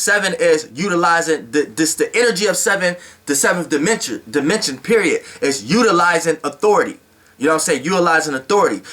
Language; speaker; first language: English; native; English